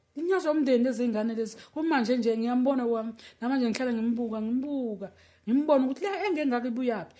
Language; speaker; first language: Zulu; native; Zulu